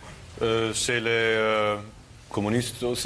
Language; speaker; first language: French; non-native, learner; German